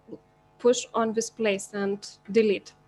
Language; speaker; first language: English; non-native, learner; Lithuanian